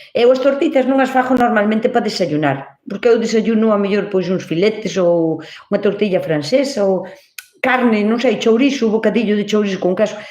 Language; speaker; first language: Galician; native; Galician